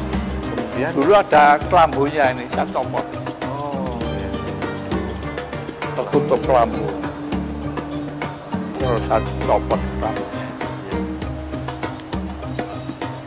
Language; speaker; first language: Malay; non-native, local second language; Javanese